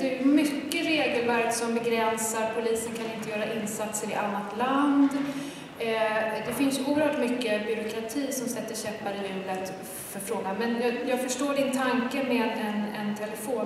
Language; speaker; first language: Swedish; native; Swedish